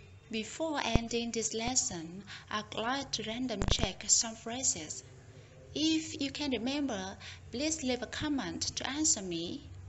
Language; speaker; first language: English; non-native, fluent; Vietnamese